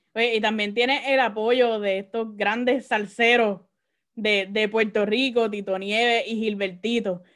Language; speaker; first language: Spanish; native; Spanish